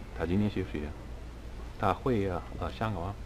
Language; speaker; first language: Chinese; non-native, fluent; English